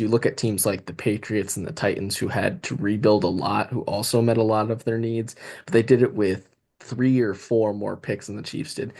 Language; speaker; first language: English; native; English